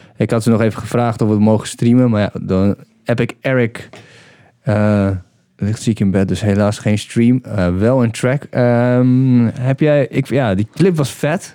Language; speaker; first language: Dutch; early bilingual, other home language; Bulgarian